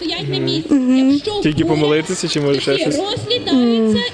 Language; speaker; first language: Ukrainian; native; Ukrainian